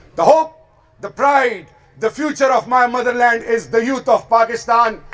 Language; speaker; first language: English; non-native, local second language; Urdu